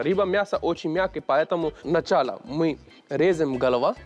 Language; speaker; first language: Russian; non-native, learner; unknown